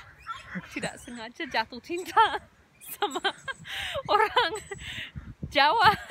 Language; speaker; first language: Indonesian; non-native, fluent; English